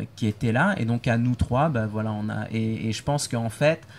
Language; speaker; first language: French; native; French